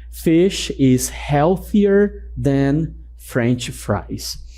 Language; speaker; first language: English; non-native, fluent; Portuguese